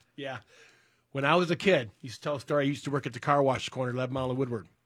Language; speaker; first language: English; native; English